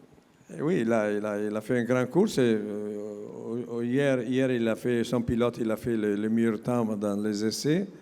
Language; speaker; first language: French; non-native, learner; Italian